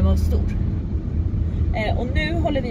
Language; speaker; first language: Swedish; native; Swedish